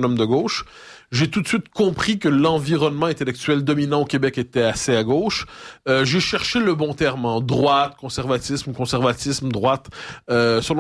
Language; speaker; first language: French; native; French